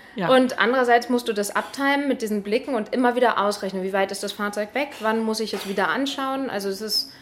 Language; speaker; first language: German; native; German